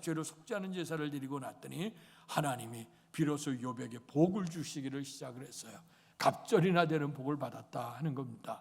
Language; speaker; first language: Korean; native; Korean